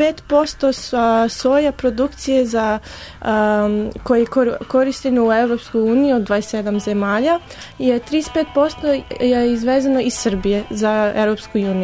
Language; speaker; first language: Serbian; early bilingual, heritage; English